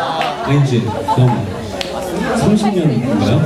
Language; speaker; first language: Korean; native; Korean